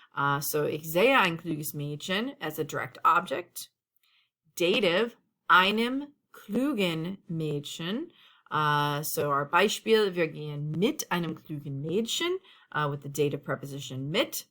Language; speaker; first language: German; non-native, fluent; English